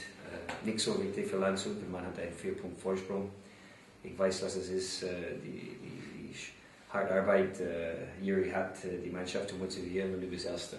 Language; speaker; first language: German; non-native, fluent; English